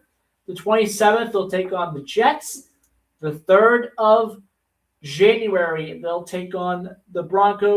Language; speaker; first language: English; native; English